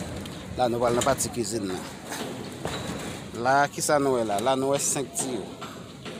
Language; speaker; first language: French; non-native, learner; Haitian Creole